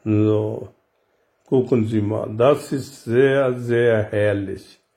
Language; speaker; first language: German; non-native, learner; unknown